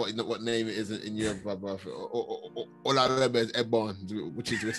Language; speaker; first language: English; native; English